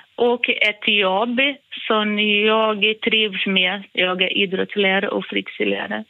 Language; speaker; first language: Swedish; non-native, fluent; Portuguese